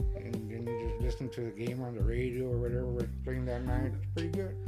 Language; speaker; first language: English; native; English